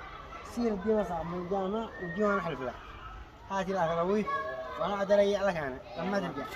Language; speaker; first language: Arabic; native; Arabic